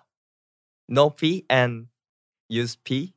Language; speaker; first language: English; non-native, learner; Korean